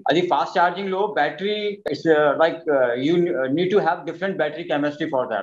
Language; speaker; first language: Telugu; non-native, local second language; Hindi